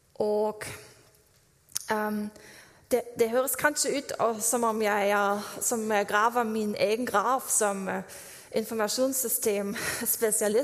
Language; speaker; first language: Norwegian; non-native, fluent; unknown